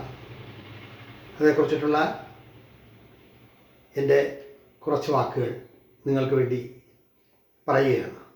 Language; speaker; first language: Malayalam; native; Malayalam